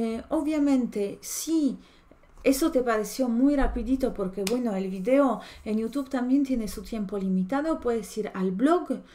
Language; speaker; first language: Spanish; non-native, fluent; Polish